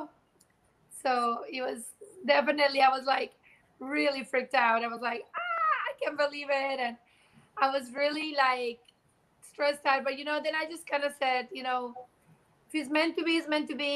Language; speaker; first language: English; non-native, fluent; Spanish